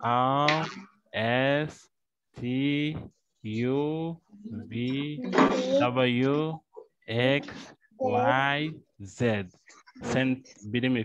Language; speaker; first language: Turkish; non-native, learner; French